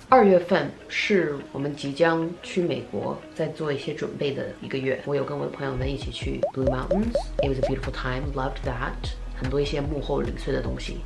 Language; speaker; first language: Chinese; early bilingual, heritage; Chinese